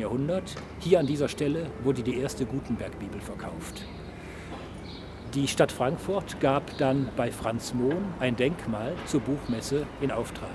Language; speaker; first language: German; native; German